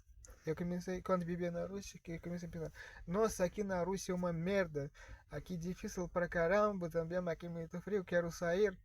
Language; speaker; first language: Portuguese; non-native, fluent; Russian